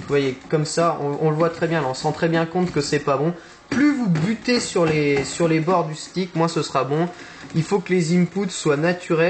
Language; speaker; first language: French; native; French